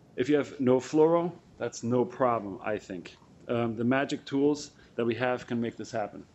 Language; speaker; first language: English; non-native, fluent; German